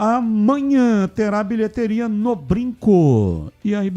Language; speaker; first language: Portuguese; native; Portuguese